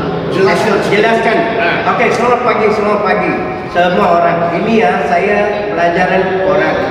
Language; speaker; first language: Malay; non-native, local second language; Tamil